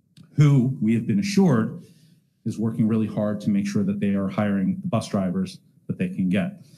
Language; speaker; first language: English; native; English